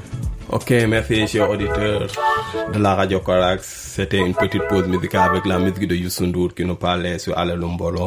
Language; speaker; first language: French; non-native, local second language; Wolof